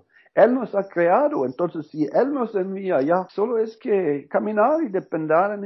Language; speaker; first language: Spanish; non-native, learner; Norwegian